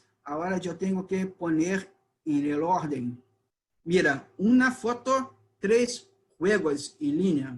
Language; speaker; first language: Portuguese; non-native, learner; Spanish